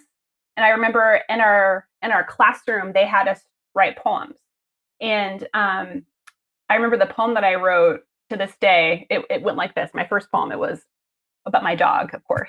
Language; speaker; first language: English; native; English